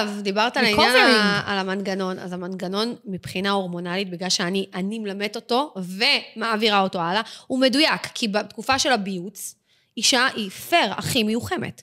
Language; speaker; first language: Hebrew; native; Hebrew